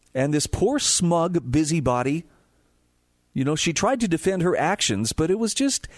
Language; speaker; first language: English; native; English